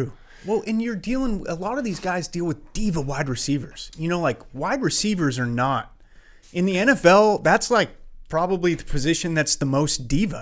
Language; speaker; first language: English; native; English